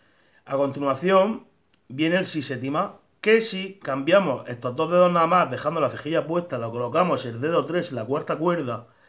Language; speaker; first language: Spanish; native; Spanish